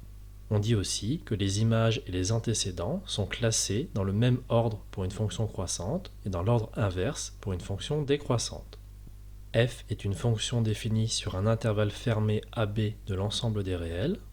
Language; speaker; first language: French; native; French